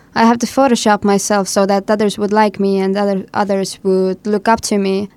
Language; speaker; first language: English; non-native, fluent; Estonian